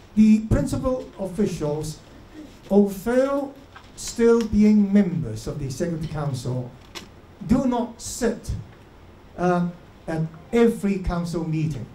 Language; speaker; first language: English; non-native, local second language; Cantonese